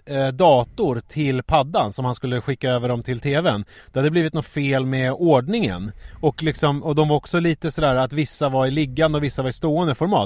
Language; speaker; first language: Swedish; native; Swedish